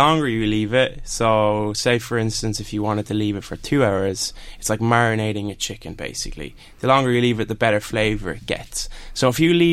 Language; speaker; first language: English; native; English